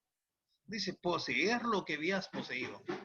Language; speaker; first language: Spanish; native; Spanish